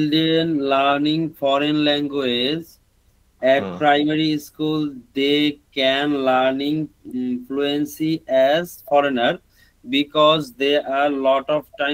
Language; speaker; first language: English; non-native, learner; Bangla